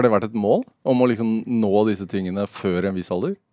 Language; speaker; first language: Norwegian; native; Norwegian